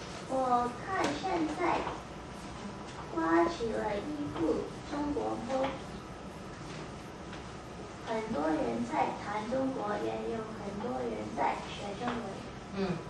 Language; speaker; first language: Chinese; non-native, learner; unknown